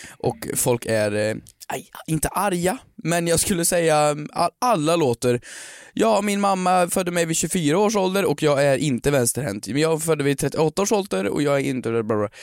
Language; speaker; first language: Swedish; native; Swedish